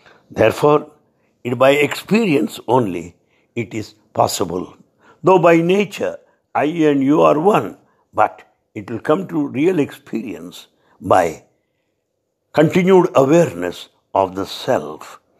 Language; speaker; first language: English; non-native, local second language; Telugu